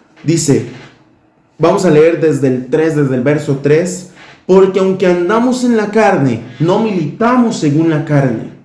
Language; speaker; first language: Spanish; native; Spanish